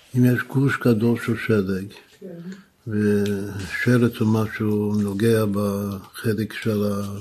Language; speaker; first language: Hebrew; non-native, fluent; English